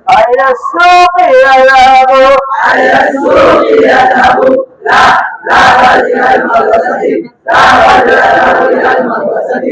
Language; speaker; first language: Arabic; non-native, fluent; Bangla